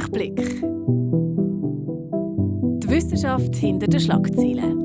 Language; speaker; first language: German; native; German